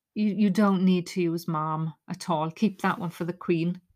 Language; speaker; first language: English; native; English